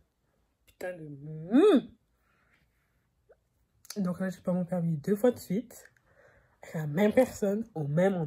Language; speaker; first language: French; native; French